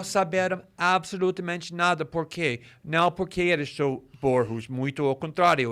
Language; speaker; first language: Portuguese; non-native, fluent; English